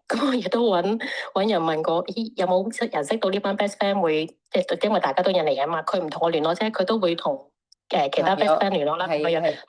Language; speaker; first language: Cantonese; native; Cantonese